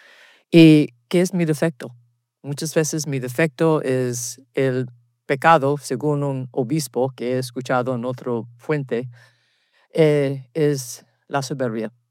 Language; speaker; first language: Spanish; early bilingual, heritage; Spanish